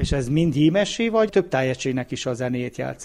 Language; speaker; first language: Hungarian; native; Hungarian